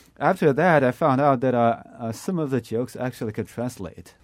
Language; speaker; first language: English; non-native, fluent; Chinese